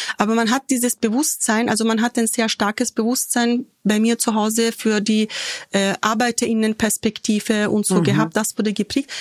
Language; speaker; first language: German; early bilingual, other home language; Turkish